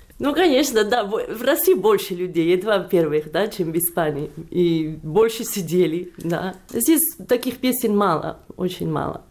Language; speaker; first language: Russian; non-native, fluent; Catalan